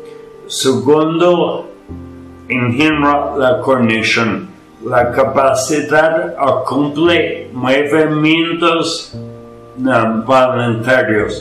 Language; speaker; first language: Spanish; non-native, fluent; English